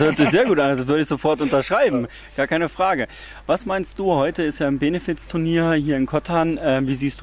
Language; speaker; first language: German; native; German